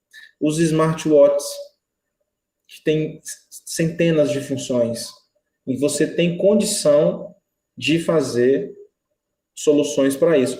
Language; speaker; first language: Portuguese; native; Portuguese